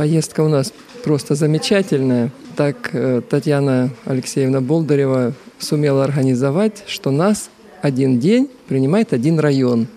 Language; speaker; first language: Russian; native; Russian